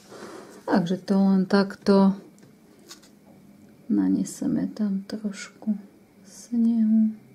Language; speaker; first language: Slovak; native; Slovak